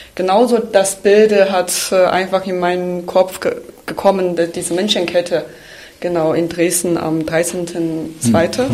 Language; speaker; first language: German; non-native, fluent; Chinese